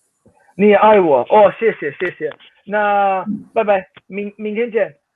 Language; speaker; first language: Chinese; non-native, fluent; Swedish